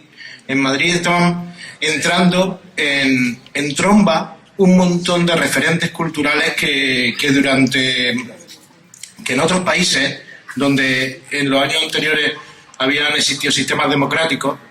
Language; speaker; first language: Spanish; native; Spanish